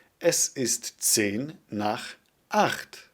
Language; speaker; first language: German; non-native, fluent; Polish